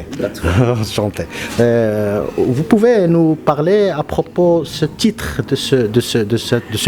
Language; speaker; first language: French; non-native, local second language; Arabic